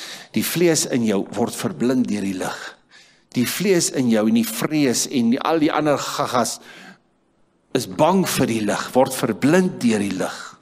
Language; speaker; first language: Afrikaans; native; Afrikaans